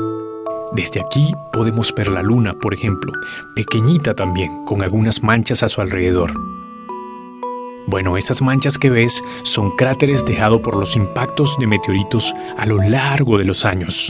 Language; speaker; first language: Spanish; native; Spanish